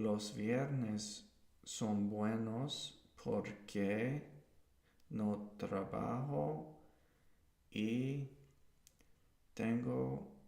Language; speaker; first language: Spanish; non-native, learner; English